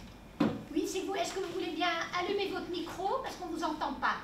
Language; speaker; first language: French; native; French